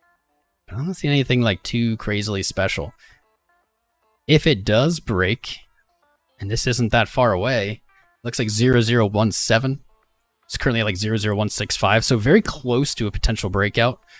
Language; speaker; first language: English; native; English